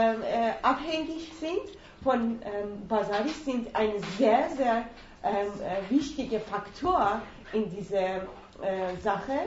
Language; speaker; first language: German; non-native, fluent; Persian